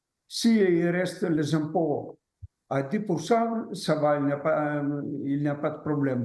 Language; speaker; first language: French; non-native, fluent; Greek